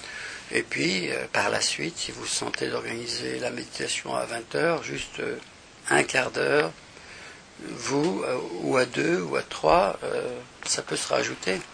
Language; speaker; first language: French; native; French